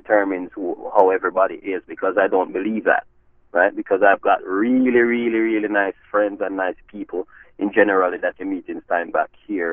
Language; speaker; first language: English; non-native, local second language; Jamaican Creole English